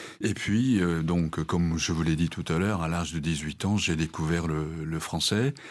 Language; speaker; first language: French; non-native, fluent; Japanese